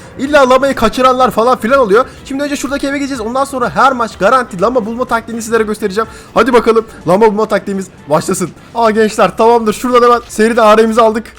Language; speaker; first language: Turkish; native; Turkish